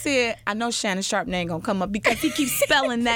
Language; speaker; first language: English; native; English